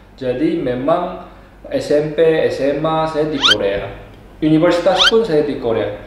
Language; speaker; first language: Indonesian; non-native, fluent; Korean